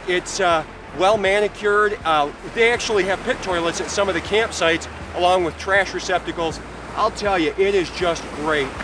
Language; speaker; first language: English; native; English